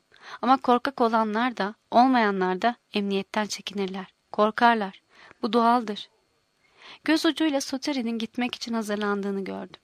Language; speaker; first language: Turkish; native; Turkish